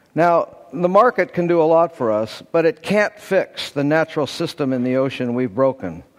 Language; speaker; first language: English; native; English